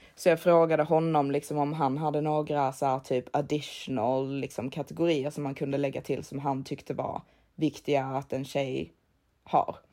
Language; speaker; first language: Swedish; native; Swedish